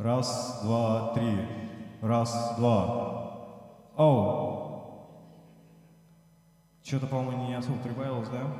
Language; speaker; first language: Russian; native; Russian